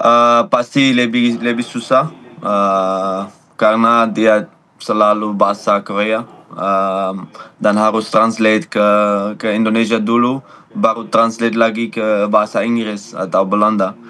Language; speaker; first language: Indonesian; non-native, fluent; Dutch